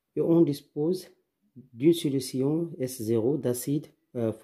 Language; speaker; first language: French; non-native, local second language; Arabic